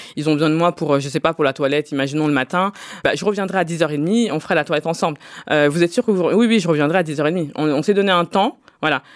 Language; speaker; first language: French; native; French